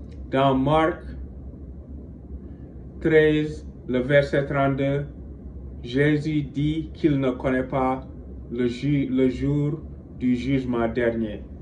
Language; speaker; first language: French; non-native, local second language; Wolof